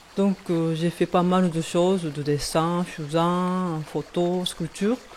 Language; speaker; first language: French; non-native, fluent; Japanese